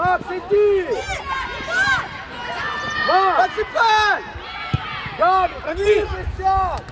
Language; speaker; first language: Russian; native; Russian